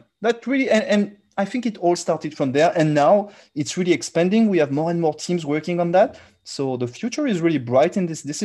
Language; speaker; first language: English; non-native, fluent; French